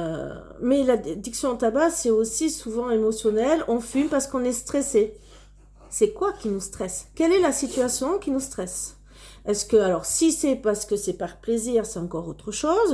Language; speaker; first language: French; native; French